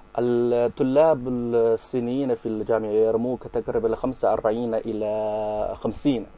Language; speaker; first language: Arabic; non-native, learner; Chinese